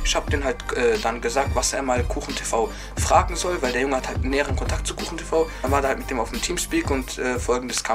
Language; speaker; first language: German; native; German